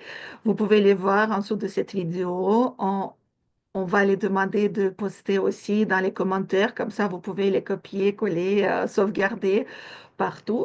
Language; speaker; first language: French; non-native, fluent; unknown